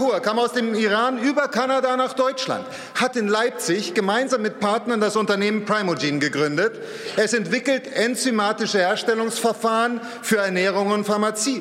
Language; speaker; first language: German; native; German